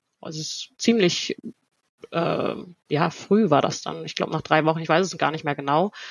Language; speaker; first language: German; native; German